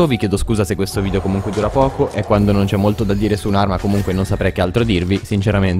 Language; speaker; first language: Italian; native; Italian